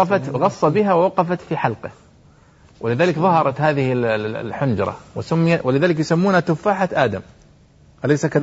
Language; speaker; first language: Arabic; native; Arabic